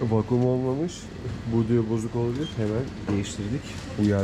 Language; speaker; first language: Turkish; native; Turkish